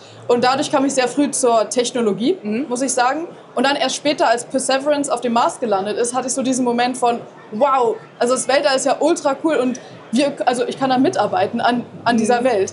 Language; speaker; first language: German; native; German